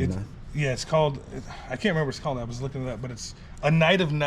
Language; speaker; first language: English; native; English